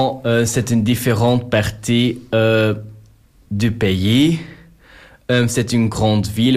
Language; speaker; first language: French; non-native, local second language; Dutch